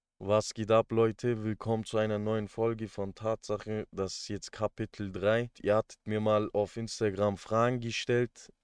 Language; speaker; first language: German; early bilingual, other home language; Turkish